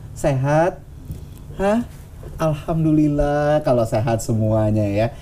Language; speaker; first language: Indonesian; native; Indonesian